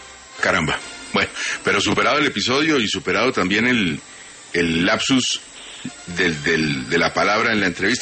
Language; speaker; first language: Spanish; native; Spanish